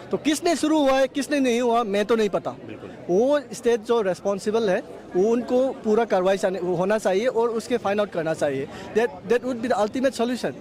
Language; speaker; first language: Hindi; non-native, local second language; Manipuri